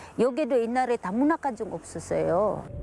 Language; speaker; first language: Korean; non-native, learner; Filipino